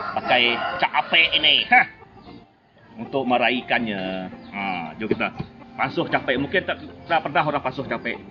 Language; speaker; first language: Malay; non-native, local second language; Iban